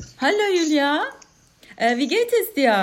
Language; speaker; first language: German; non-native, learner; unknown